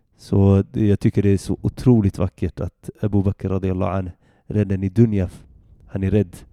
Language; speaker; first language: Swedish; early bilingual, other home language; Arabic